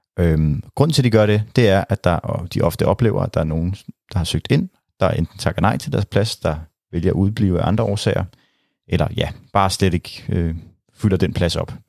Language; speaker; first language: Danish; native; Danish